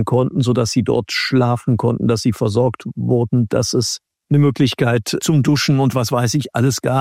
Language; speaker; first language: German; native; German